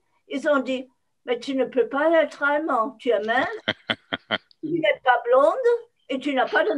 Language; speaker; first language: French; non-native, fluent; German